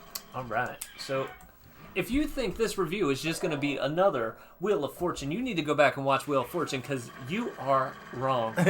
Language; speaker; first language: English; native; English